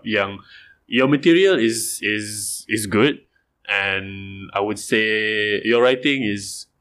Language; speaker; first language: English; non-native, local second language; Malay